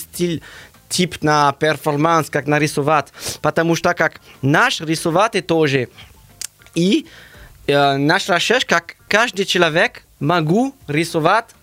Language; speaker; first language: Russian; non-native, learner; French